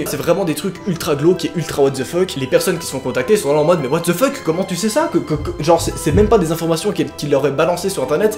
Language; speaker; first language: French; native; French